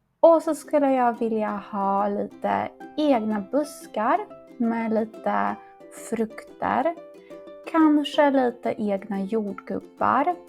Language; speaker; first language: Swedish; non-native, fluent; Polish